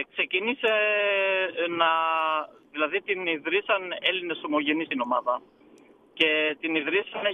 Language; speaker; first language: Greek; early bilingual, heritage; Greek